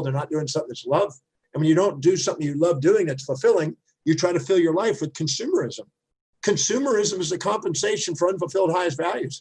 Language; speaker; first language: English; native; English